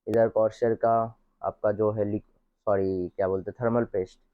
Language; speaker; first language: Hindi; non-native, local second language; Bangla